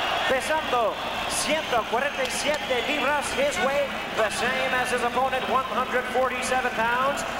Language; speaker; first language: English; native; English